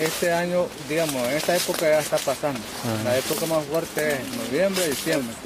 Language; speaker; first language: Spanish; native; Spanish